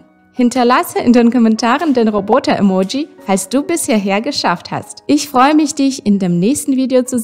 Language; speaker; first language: German; non-native, fluent; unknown